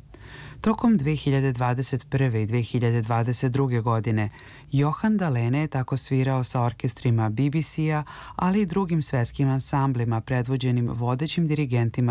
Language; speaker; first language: Serbian; native; Serbian